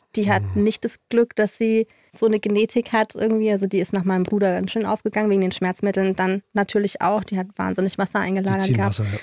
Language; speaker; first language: German; non-native, fluent; Polish